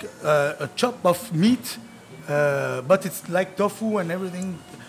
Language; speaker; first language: English; non-native, fluent; Arabic